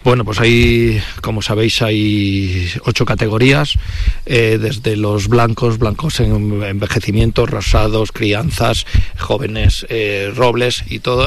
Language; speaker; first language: Spanish; native; Spanish